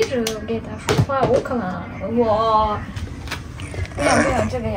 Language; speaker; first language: Chinese; non-native, learner; Ukrainian